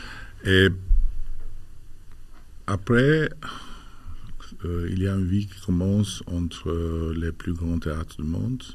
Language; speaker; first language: French; non-native, fluent; Albanian